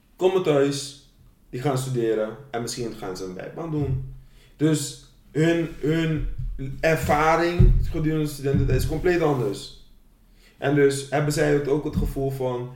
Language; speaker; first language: Dutch; non-native, local second language; Papiamento